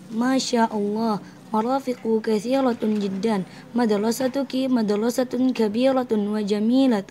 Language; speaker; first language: Arabic; non-native, learner; Indonesian